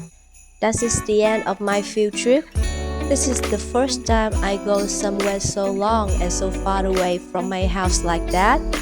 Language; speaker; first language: English; non-native, learner; Vietnamese